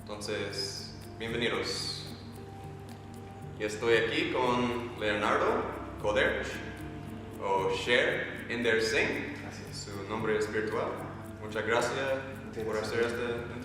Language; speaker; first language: Spanish; non-native, fluent; English